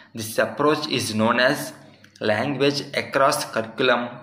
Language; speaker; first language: English; non-native, local second language; Telugu